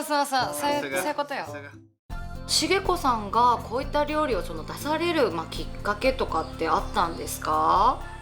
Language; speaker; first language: Japanese; native; Japanese